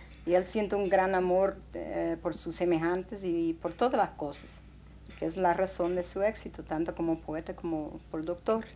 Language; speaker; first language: Spanish; non-native, fluent; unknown